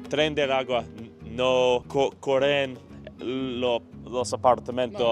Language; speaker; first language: Spanish; non-native, learner; English